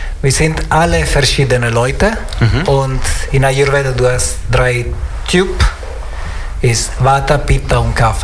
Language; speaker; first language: German; non-native, learner; Italian